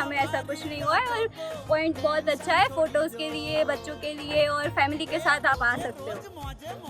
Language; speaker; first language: Hindi; non-native, local second language; Gujarati